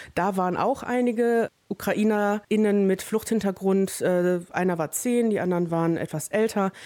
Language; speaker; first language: German; native; German